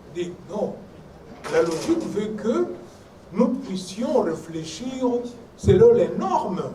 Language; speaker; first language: French; non-native, local second language; Swahili